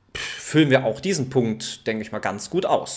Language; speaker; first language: German; native; German